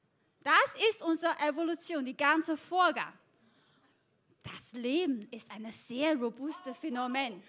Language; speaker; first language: German; non-native, fluent; Chinese